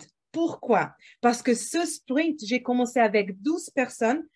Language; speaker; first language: French; non-native, fluent; Portuguese